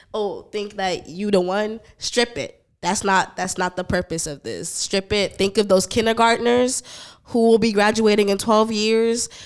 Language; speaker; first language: English; native; English